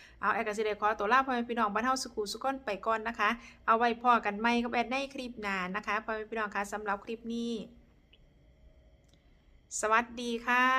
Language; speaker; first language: Thai; non-native, local second language; Northeastern Thai